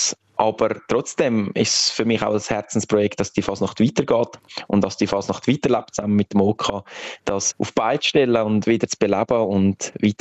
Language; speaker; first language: German; native; German